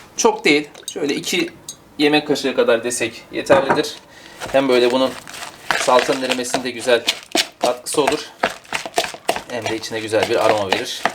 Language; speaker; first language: Turkish; native; Turkish